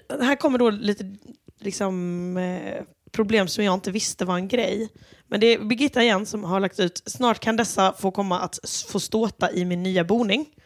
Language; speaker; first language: Swedish; native; Swedish